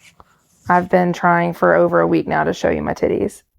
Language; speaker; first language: English; native; English